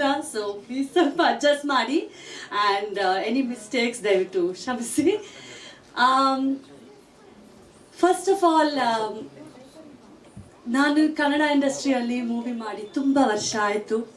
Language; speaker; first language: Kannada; non-native, fluent; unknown